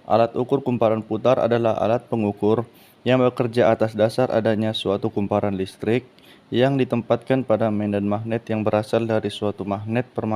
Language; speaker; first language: Indonesian; native; Indonesian